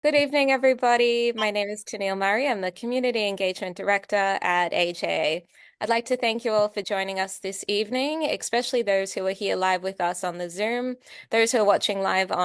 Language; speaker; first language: English; native; English